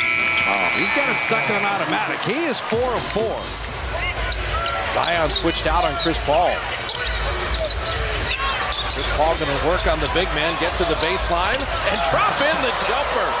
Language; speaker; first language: English; native; English